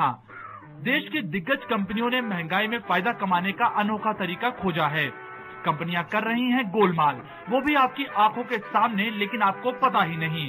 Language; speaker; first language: Hindi; native; Hindi